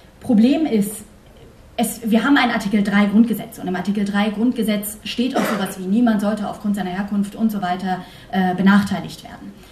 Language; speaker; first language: German; early bilingual, other home language; Persian